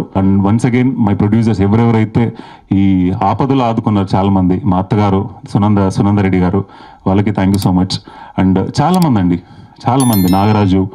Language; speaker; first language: Telugu; native; Telugu